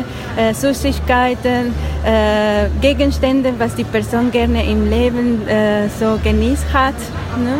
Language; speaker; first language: German; non-native, learner; Spanish